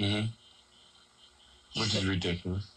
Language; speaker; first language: English; native; English